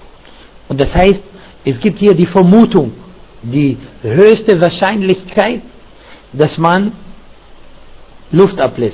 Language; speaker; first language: German; non-native, fluent; Arabic